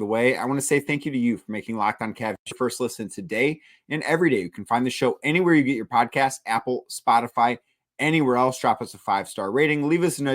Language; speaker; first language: English; native; English